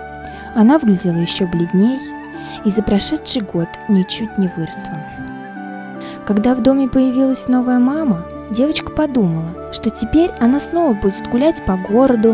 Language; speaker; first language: Russian; native; Russian